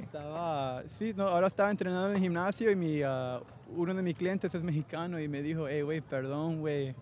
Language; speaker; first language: Spanish; early bilingual, heritage; Spanish